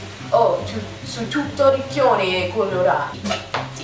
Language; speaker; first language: Italian; non-native, fluent; English